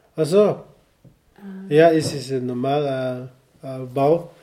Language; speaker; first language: German; non-native, fluent; Nepali